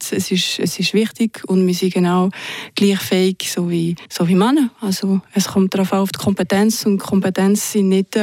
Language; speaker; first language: German; non-native, local second language; French